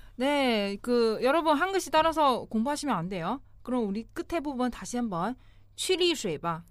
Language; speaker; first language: Korean; non-native, fluent; Chinese